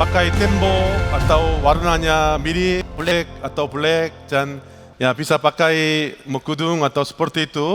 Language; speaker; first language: Indonesian; non-native, learner; Korean